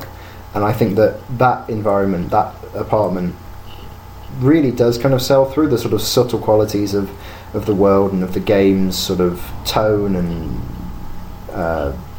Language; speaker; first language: English; native; English